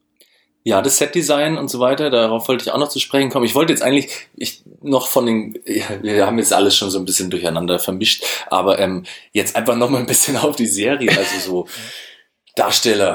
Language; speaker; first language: German; native; German